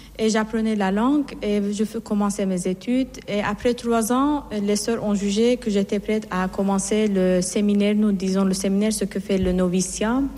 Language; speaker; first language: French; non-native, fluent; Persian